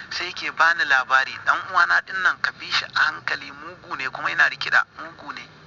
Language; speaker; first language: Hausa; native; Hausa